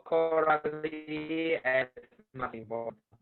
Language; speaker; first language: Spanish; non-native, learner; English